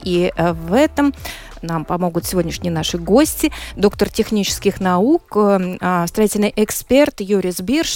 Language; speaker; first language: Russian; native; Russian